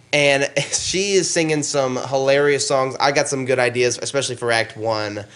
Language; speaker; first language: English; native; English